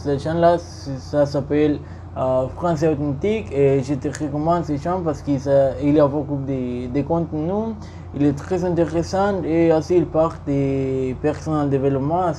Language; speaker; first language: French; non-native, learner; Spanish